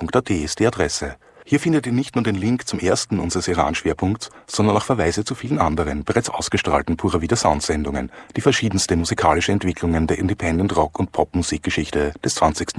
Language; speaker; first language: German; native; German